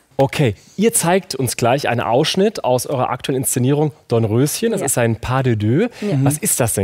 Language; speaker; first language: German; native; German